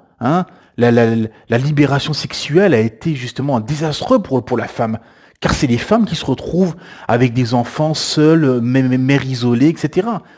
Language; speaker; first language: French; native; French